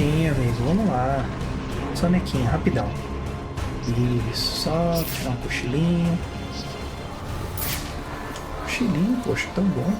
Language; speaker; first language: Portuguese; native; Portuguese